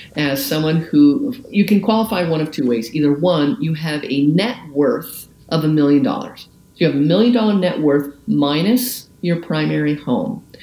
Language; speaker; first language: English; native; English